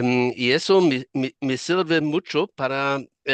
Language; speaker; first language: Spanish; non-native, fluent; German